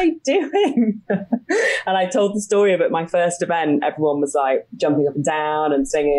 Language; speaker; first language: English; native; English